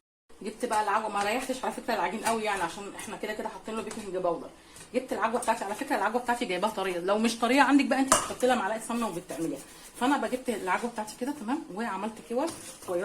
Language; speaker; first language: Arabic; native; Arabic